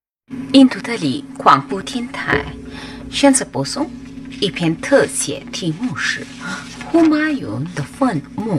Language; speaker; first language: Chinese; non-native, fluent; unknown